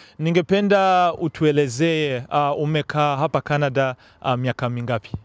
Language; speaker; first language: Swahili; non-native, local second language; Kinyarwanda